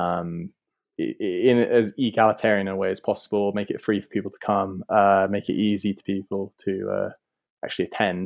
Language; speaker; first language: English; native; English